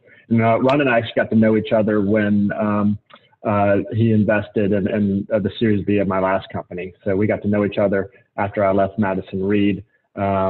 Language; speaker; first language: English; native; English